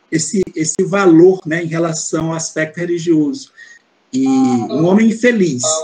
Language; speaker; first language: Portuguese; native; Portuguese